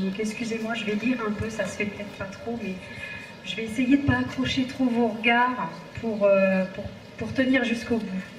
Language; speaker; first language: French; native; French